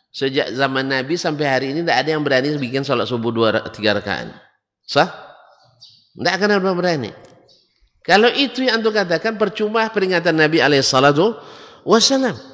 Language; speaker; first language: Malay; native; Malay